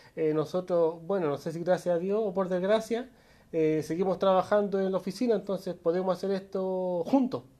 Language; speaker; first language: Spanish; native; Spanish